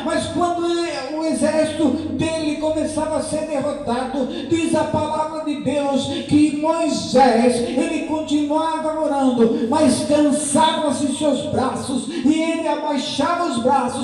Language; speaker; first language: Portuguese; native; Portuguese